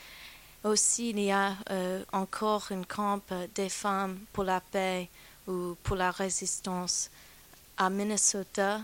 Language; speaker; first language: French; non-native, fluent; English